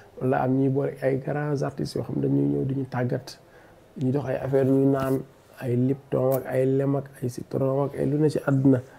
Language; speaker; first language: Wolof; non-native, local second language; Fula